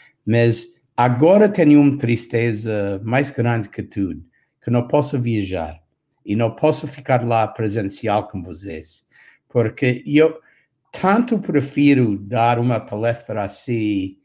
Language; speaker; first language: Portuguese; non-native, fluent; English